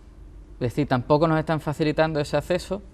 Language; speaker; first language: Spanish; native; Spanish